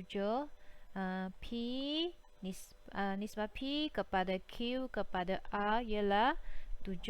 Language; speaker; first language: Malay; native; Malay